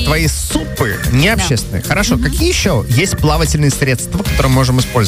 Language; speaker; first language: Russian; native; Russian